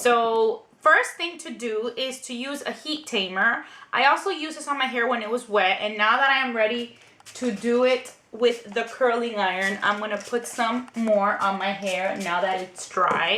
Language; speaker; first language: English; native; English